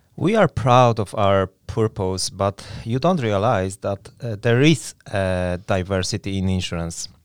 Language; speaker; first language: English; non-native, fluent; Polish